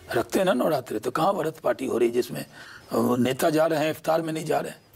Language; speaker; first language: Hindi; native; Hindi